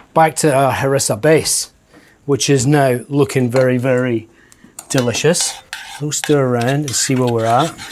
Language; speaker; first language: English; native; English